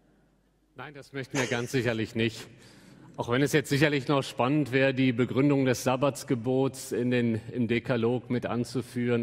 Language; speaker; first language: German; native; German